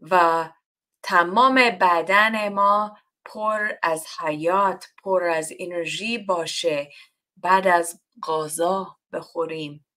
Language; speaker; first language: Persian; non-native, learner; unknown